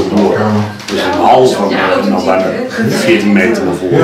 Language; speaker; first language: Dutch; native; Dutch